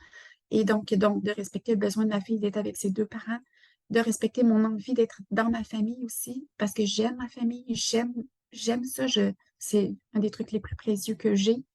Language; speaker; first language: French; native; French